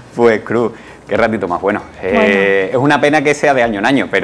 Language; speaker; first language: Spanish; native; Spanish